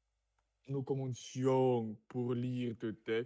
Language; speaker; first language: French; non-native, learner; Russian